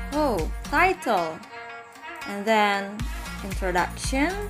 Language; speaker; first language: English; non-native, fluent; Indonesian